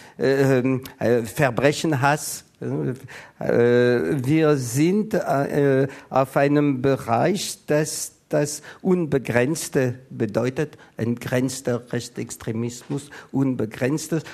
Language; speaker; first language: German; non-native, learner; French